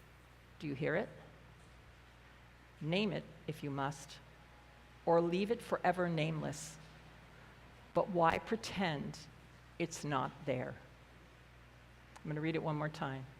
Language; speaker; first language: English; native; English